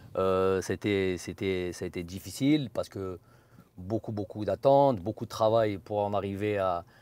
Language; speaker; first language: French; native; French